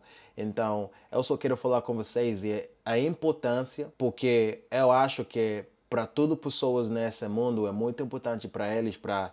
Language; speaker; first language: Portuguese; non-native, learner; English